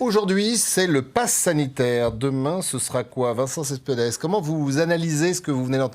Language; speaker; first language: French; native; French